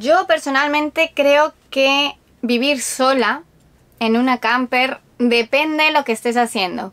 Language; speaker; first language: Spanish; native; Spanish